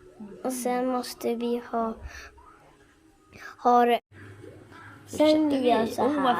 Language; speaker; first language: Swedish; early bilingual, other home language; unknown